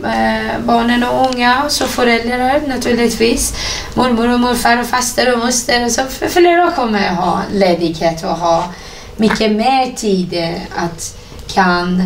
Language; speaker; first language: Swedish; non-native, fluent; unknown